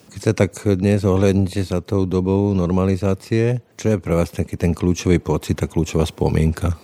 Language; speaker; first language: Slovak; native; Slovak